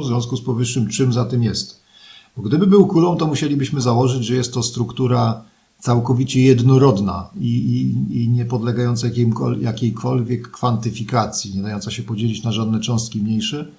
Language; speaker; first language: Polish; native; Polish